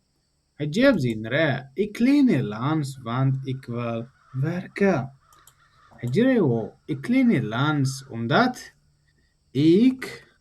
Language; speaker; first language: Dutch; non-native, learner; Tigrinya